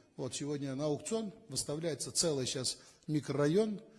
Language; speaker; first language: Russian; non-native, local second language; Kazakh